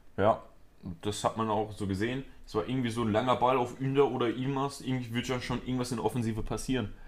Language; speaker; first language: German; early bilingual, other home language; Spanish